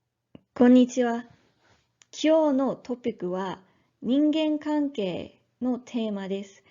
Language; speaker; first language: Japanese; non-native, learner; English